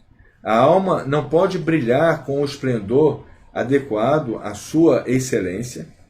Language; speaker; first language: Portuguese; native; Portuguese